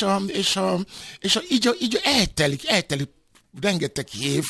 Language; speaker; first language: Hungarian; non-native, fluent; Yoruba